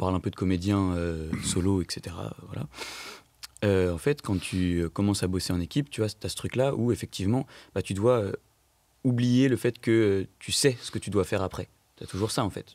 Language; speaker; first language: French; native; French